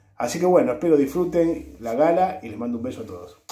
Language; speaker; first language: Spanish; native; Spanish